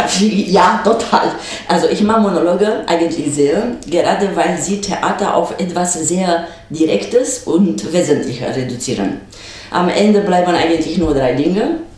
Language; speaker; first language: German; non-native, fluent; Romanian